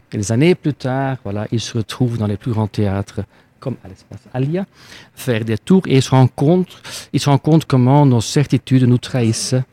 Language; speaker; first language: French; non-native, local second language; Dutch